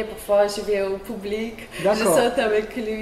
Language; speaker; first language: French; non-native, learner; Russian